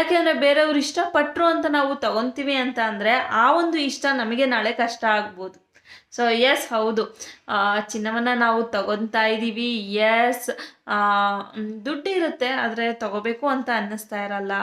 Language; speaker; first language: Kannada; native; Kannada